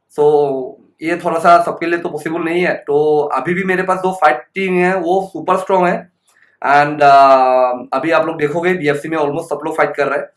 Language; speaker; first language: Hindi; non-native, local second language; Assamese